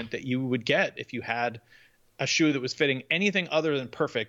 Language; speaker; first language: English; native; English